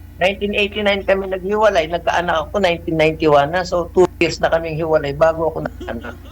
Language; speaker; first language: Filipino; native; Filipino